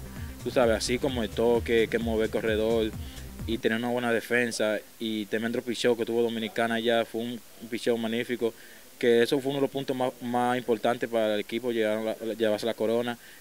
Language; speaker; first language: Spanish; native; Spanish